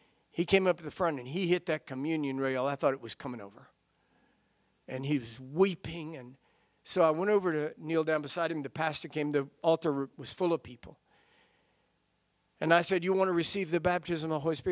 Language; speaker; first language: English; native; English